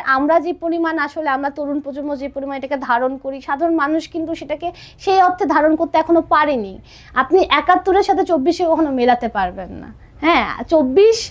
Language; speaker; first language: Bangla; non-native, local second language; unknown